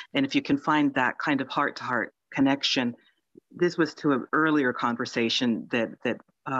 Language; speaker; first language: English; early bilingual, other home language; Finnish